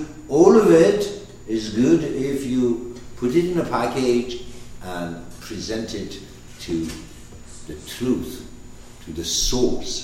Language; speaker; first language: English; non-native, fluent; Persian